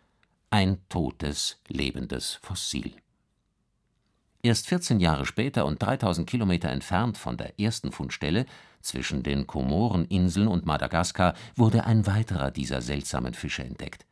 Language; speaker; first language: German; native; German